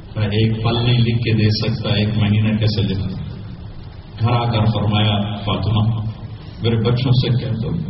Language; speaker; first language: Urdu; non-native, local second language; Punjabi